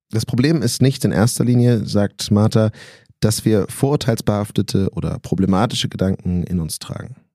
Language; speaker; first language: German; native; German